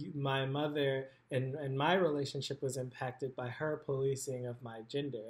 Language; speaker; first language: English; native; English